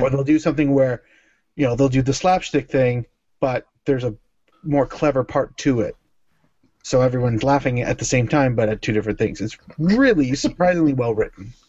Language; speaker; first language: English; native; English